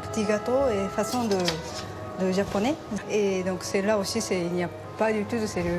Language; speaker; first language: French; non-native, learner; Japanese